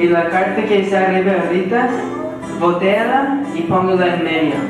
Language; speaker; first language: Spanish; non-native, fluent; English